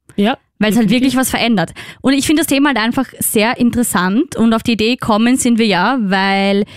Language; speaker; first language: German; non-native, fluent; Spanish